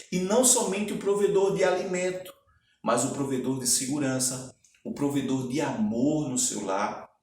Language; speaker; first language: Portuguese; native; Portuguese